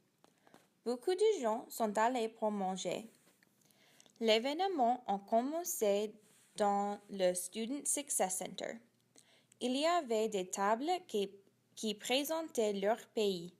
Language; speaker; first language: French; non-native, learner; English